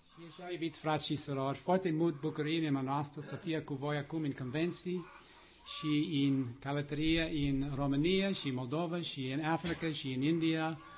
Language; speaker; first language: Romanian; non-native, learner; English